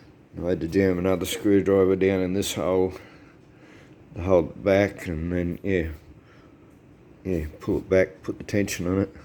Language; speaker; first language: English; native; English